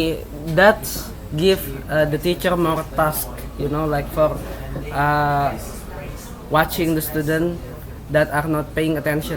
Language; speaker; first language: English; non-native, learner; Indonesian